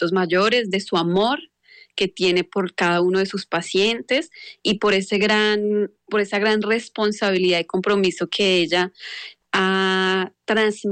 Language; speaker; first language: Spanish; native; Spanish